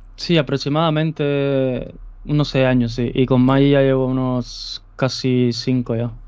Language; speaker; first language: Spanish; native; Spanish